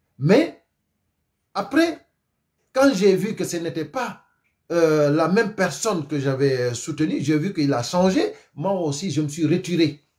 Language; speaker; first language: French; non-native, local second language; Fula